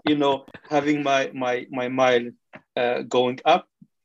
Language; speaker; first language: English; non-native, fluent; French